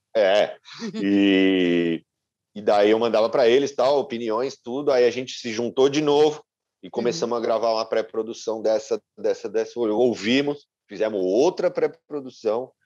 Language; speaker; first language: Portuguese; native; Portuguese